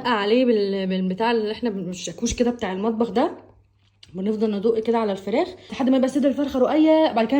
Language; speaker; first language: Arabic; native; Arabic